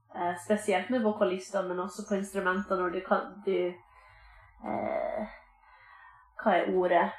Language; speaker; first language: Norwegian; non-native, fluent; English